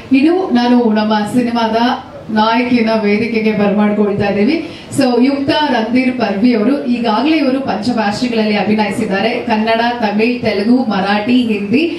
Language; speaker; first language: Kannada; native; Kannada